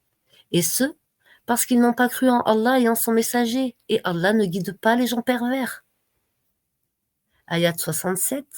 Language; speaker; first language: French; native; French